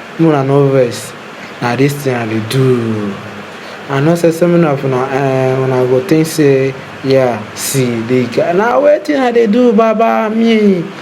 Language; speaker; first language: Nigerian Pidgin; native; Nigerian Pidgin